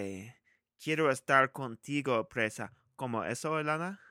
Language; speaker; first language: Spanish; non-native, learner; English